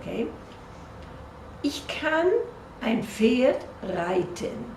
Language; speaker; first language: German; non-native, fluent; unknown